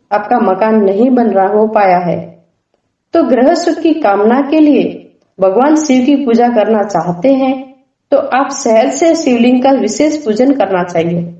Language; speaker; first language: Hindi; non-native, local second language; Gujarati